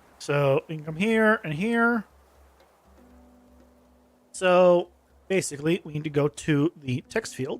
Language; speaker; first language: English; native; English